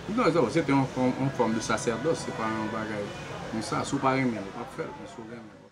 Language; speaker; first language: Haitian Creole; native; Haitian Creole